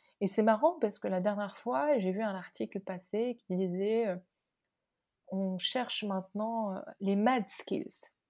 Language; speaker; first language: French; non-native, local second language; Arabic